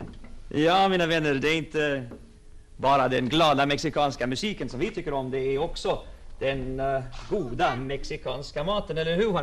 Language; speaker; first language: Swedish; non-native, fluent; English